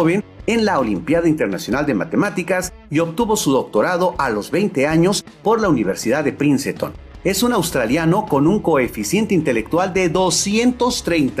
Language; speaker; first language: Spanish; native; Spanish